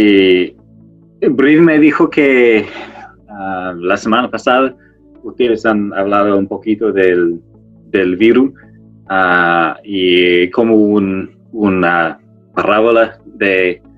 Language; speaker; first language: Spanish; non-native, fluent; English